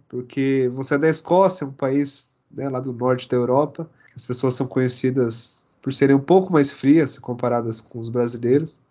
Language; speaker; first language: Portuguese; native; Portuguese